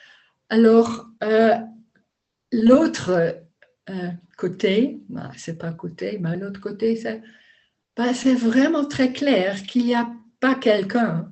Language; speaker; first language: French; non-native, learner; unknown